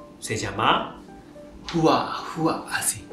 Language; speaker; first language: Spanish; non-native, fluent; Japanese